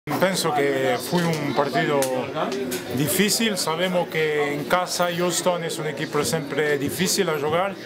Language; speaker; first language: Spanish; non-native, fluent; Portuguese